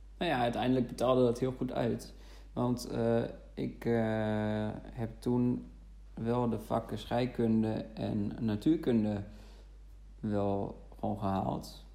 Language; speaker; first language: Dutch; non-native, fluent; German